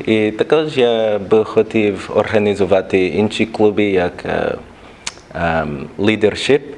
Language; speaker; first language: Ukrainian; non-native, learner; English